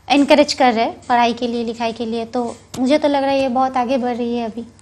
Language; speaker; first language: Hindi; non-native, local second language; Bangla